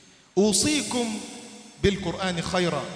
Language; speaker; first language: Arabic; native; Arabic